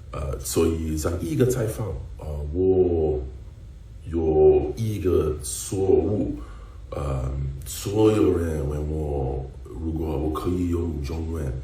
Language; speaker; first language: Chinese; non-native, learner; English